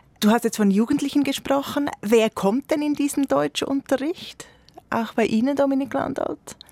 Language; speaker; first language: German; native; German